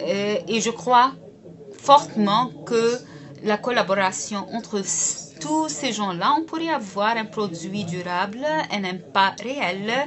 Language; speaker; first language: French; non-native, fluent; Arabic